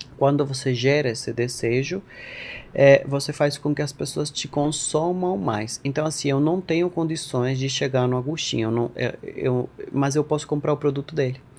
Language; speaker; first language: Portuguese; non-native, fluent; Spanish